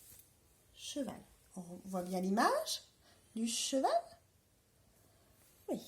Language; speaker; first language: French; native; French